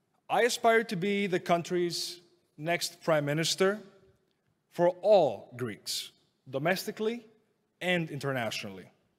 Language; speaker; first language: English; non-native, fluent; Greek